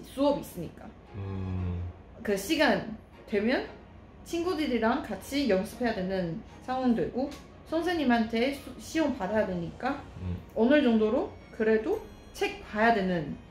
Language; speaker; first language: Korean; non-native, fluent; Chinese